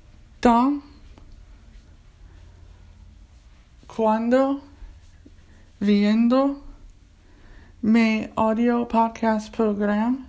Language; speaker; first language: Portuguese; non-native, learner; English